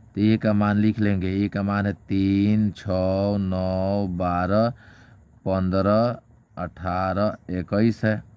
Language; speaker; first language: Hindi; native; Hindi